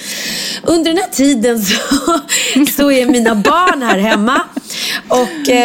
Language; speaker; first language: Swedish; native; Swedish